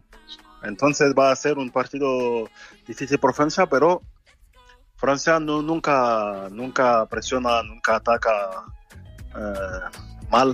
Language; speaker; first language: Spanish; non-native, fluent; French